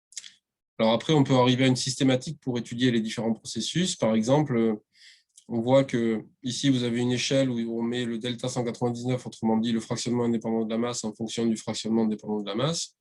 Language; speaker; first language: French; native; French